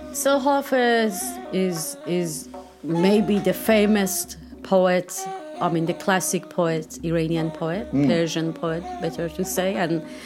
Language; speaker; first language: English; non-native, fluent; Persian